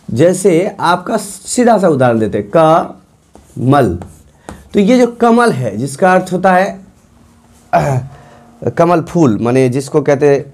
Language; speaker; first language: Hindi; non-native, local second language; Bangla